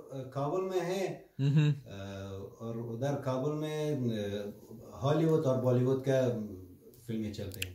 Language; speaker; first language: Hindi; non-native, fluent; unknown